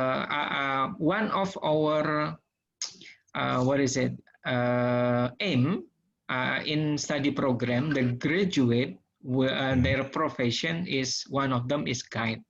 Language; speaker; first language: English; non-native, learner; Indonesian